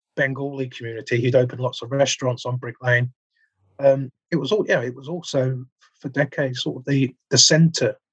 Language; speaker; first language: English; native; English